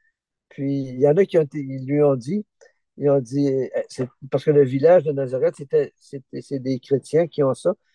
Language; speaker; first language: French; native; French